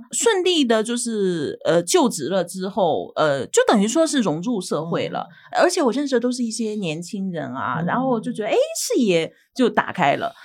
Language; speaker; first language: Chinese; native; Chinese